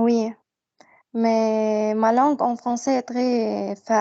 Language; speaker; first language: French; non-native, learner; Arabic